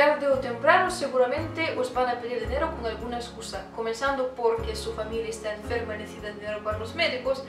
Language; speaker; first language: Spanish; non-native, fluent; Russian